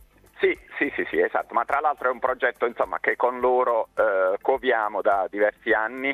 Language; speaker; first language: Italian; native; Italian